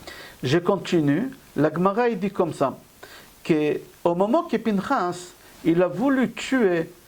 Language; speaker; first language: French; native; French